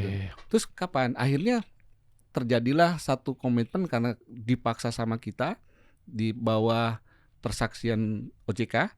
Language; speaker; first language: Indonesian; native; Indonesian